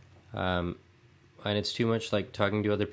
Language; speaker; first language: English; native; English